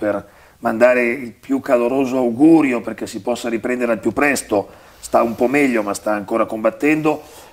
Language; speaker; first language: Italian; native; Italian